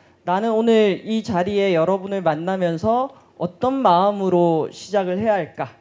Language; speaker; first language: Korean; native; Korean